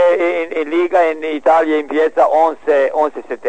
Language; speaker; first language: Spanish; non-native, learner; Serbian